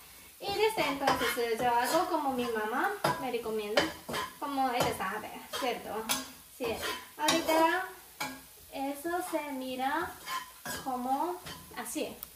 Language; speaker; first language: Spanish; non-native, learner; Japanese